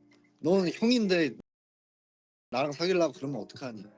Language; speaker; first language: Korean; native; Korean